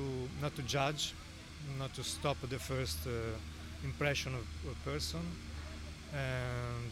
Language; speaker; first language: English; non-native, learner; Italian